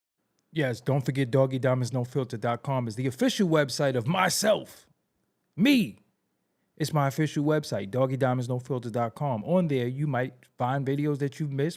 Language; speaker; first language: English; native; English